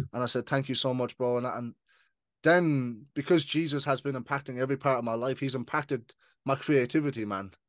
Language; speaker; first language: English; native; English